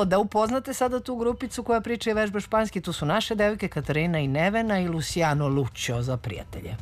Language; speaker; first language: Serbian; native; Serbian